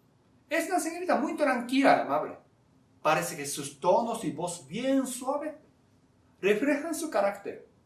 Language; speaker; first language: Spanish; non-native, fluent; Japanese